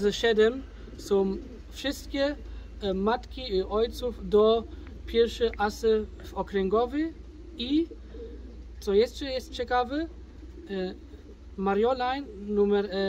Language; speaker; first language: Polish; early bilingual, heritage; German